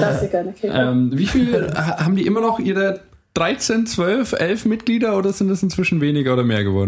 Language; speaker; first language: German; native; German